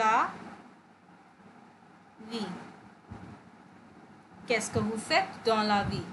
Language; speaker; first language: French; non-native, fluent; Hindi